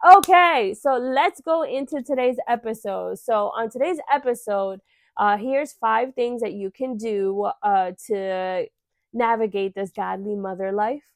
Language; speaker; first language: English; early bilingual, other home language; Spanish